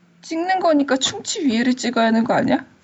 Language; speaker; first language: Korean; early bilingual, heritage; Korean